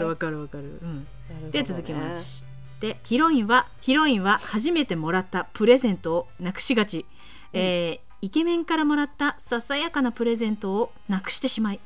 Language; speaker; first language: Japanese; native; Japanese